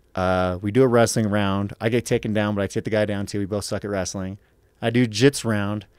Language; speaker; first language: English; native; English